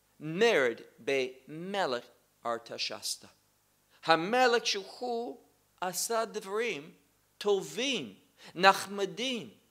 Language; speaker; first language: Hebrew; non-native, fluent; English